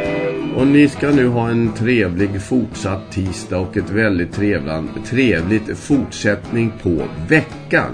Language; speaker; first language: Swedish; native; Swedish